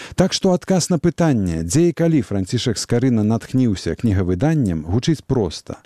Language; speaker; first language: Belarusian; native; Belarusian